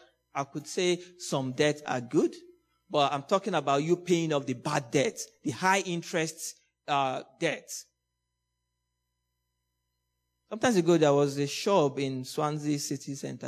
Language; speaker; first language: English; non-native, local second language; Yoruba